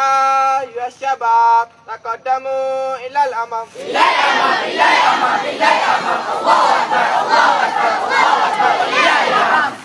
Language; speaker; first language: Arabic; non-native, learner; Malay